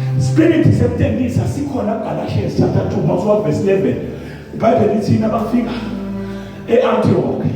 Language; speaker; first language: Zulu; non-native, local second language; Swati